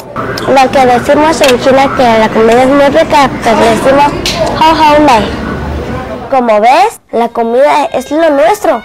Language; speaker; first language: Spanish; early bilingual, other home language; Cantonese